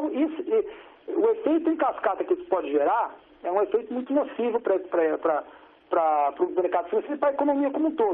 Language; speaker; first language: Portuguese; native; Portuguese